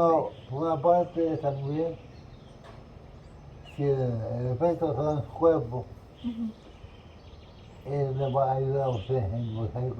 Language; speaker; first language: Spanish; non-native, local second language; Quechua